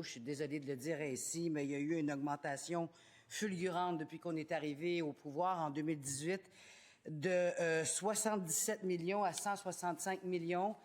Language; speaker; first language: French; native; French